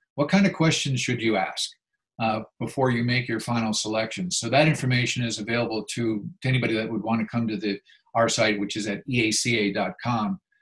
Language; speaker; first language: English; native; English